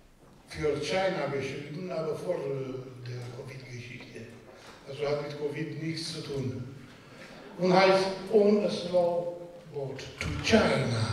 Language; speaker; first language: German; non-native, fluent; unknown